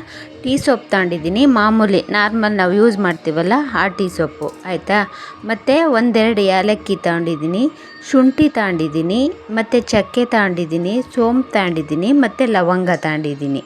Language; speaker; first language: Kannada; native; Kannada